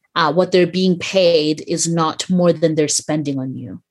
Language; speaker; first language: English; native; English